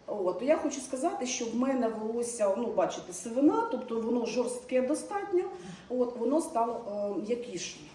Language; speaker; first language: Ukrainian; non-native, local second language; Russian